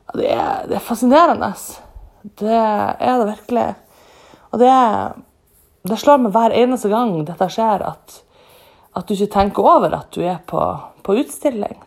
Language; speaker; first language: Norwegian; native; Norwegian